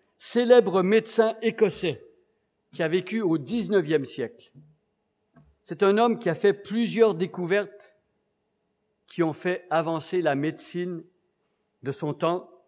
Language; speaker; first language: French; native; French